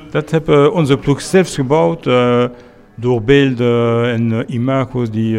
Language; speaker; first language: Dutch; non-native, learner; French